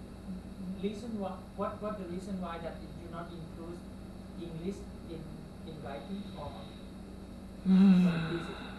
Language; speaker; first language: English; non-native, learner; Thai